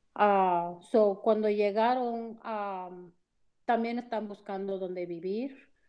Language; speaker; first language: Spanish; early bilingual, heritage; Spanish